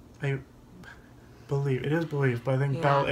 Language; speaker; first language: English; native; English